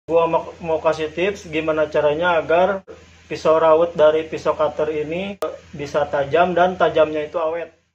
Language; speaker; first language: Indonesian; native; Indonesian